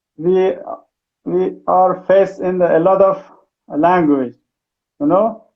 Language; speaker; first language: English; non-native, learner; Persian